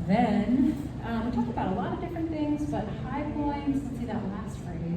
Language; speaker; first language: English; native; English